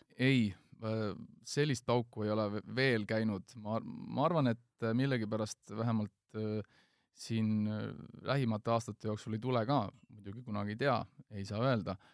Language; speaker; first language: Estonian; native; Estonian